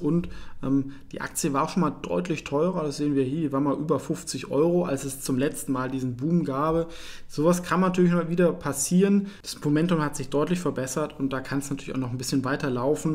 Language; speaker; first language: German; native; German